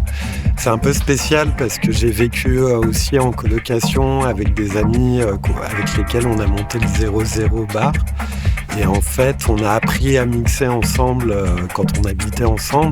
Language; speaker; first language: French; native; French